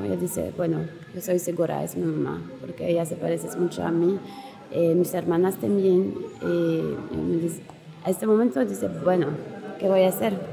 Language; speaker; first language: Spanish; non-native, learner; French